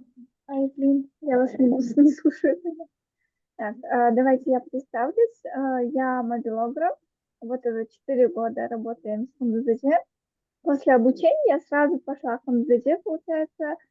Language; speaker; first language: Russian; native; Russian